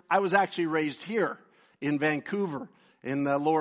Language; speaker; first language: English; native; English